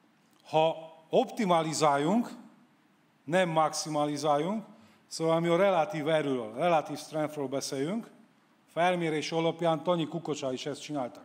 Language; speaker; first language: Hungarian; non-native, fluent; Polish